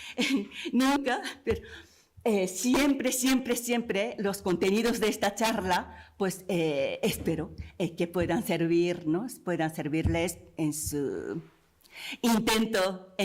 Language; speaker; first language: Spanish; non-native, fluent; Japanese